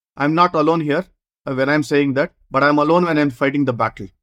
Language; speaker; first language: English; non-native, local second language; Kannada